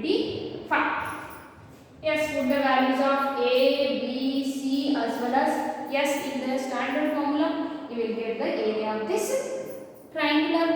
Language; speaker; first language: English; non-native, local second language; Kannada